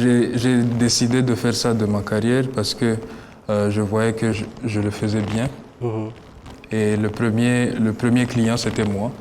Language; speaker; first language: French; non-native, local second language; Kinyarwanda